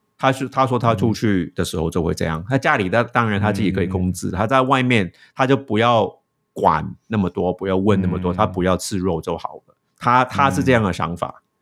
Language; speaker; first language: Chinese; early bilingual, heritage; Chinese